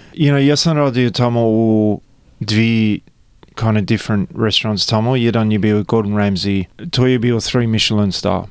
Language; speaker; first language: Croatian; early bilingual, heritage; Croatian